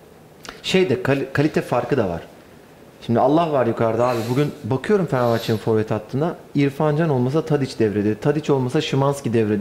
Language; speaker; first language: Turkish; native; Turkish